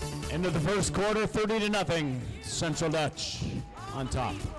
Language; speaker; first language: English; native; English